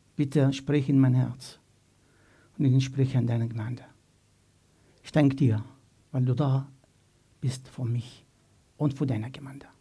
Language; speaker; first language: German; non-native, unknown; Arabic